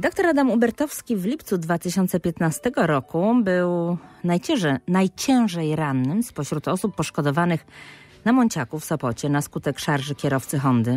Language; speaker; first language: Polish; native; Polish